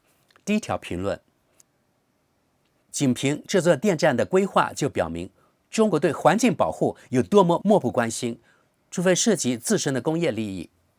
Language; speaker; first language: Chinese; native; Chinese